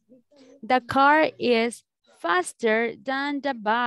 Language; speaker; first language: English; non-native, learner; Spanish